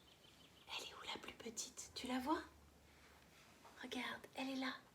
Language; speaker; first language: French; native; French